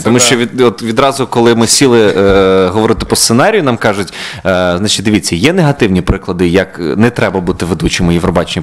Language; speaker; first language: Ukrainian; native; Ukrainian